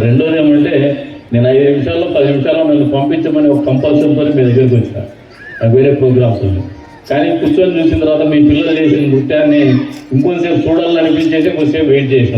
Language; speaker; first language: Telugu; native; Telugu